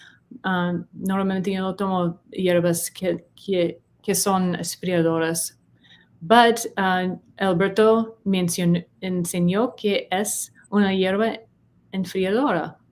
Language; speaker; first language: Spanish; non-native, learner; English